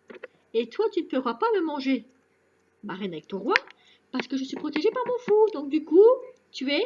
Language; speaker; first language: French; native; French